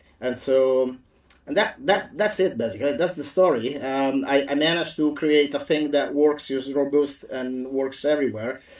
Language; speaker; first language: English; non-native, fluent; Italian